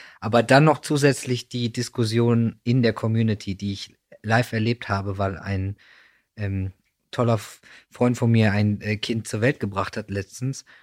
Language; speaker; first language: German; native; German